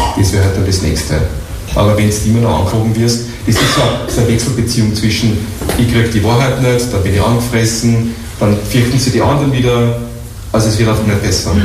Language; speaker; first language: German; native; German